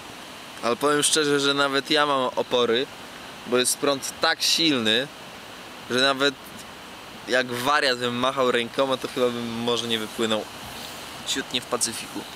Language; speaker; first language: Polish; native; Polish